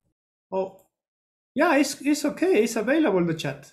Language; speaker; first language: English; non-native, learner; Spanish